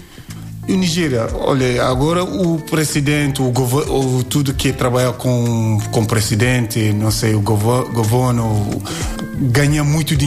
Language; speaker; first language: Portuguese; non-native, learner; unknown